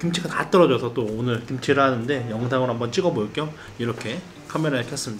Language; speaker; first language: Korean; native; Korean